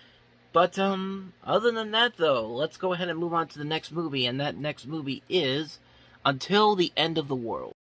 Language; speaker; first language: English; native; English